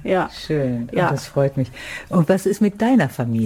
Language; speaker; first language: German; native; German